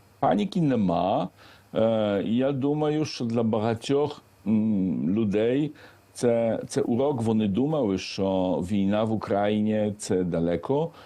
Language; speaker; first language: Ukrainian; non-native, fluent; Polish